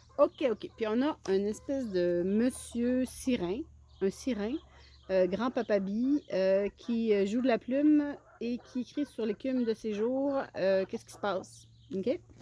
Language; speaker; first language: French; native; French